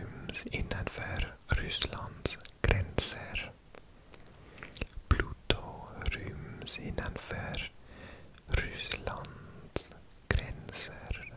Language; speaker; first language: Swedish; non-native, learner; English